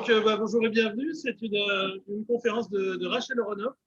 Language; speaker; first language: French; native; French